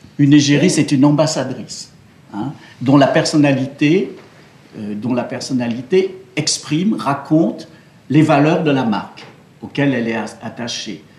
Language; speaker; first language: French; native; French